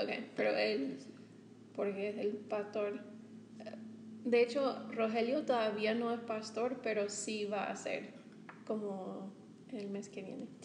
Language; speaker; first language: Spanish; non-native, fluent; English